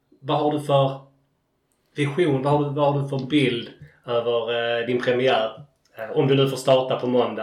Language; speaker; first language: Swedish; native; Swedish